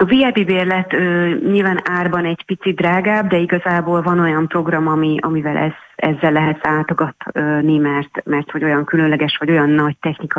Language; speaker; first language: Hungarian; native; Hungarian